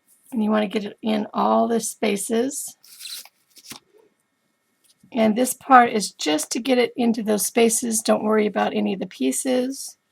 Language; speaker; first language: English; native; English